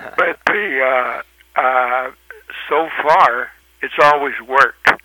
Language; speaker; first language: English; early bilingual, other home language; Spanish